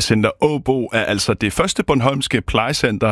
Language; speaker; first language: Danish; native; Danish